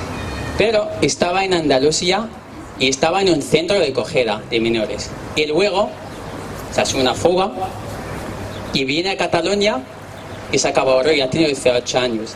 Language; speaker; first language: Spanish; non-native, learner; Arabic